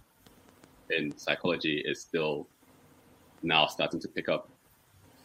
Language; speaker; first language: English; non-native, local second language; Akan